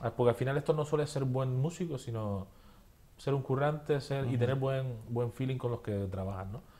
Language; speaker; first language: Spanish; native; Spanish